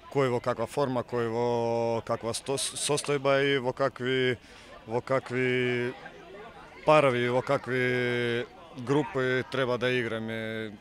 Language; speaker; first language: Macedonian; non-native, fluent; Russian